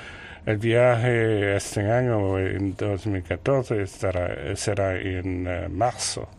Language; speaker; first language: Spanish; non-native, learner; French